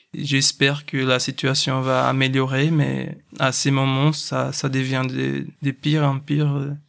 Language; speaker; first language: French; non-native, fluent; Portuguese